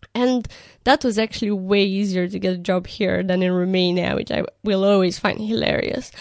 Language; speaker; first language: English; non-native, fluent; Romanian